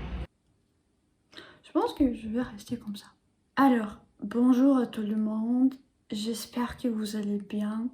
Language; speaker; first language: French; non-native, learner; English